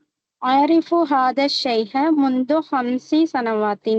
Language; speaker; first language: Arabic; non-native, learner; Tamil